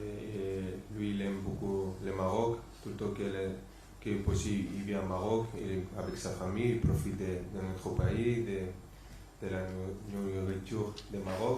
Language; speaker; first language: French; non-native, fluent; Spanish